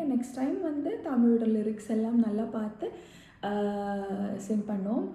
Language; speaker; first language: Tamil; non-native, learner; Malayalam